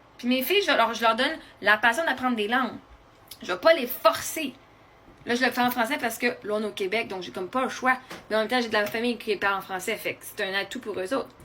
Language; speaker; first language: French; native; French